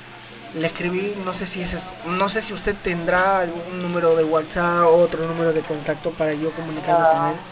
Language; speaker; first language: Spanish; native; Spanish